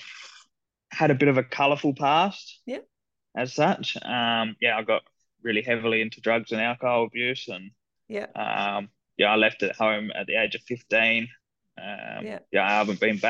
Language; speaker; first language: English; native; English